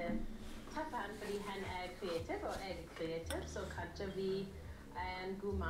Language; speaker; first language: Norwegian; early bilingual, heritage; English